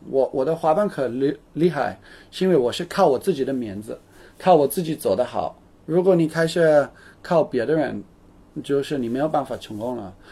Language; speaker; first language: Chinese; non-native, fluent; English